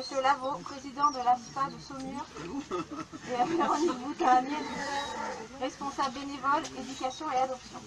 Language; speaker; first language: French; native; French